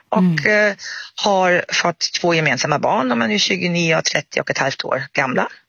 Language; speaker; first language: Swedish; non-native, fluent; German